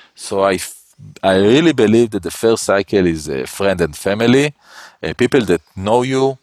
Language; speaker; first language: English; non-native, learner; Hebrew